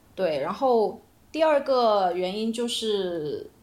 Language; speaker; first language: Chinese; native; Chinese